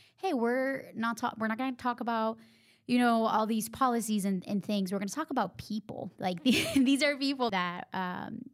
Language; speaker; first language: English; non-native, fluent; Spanish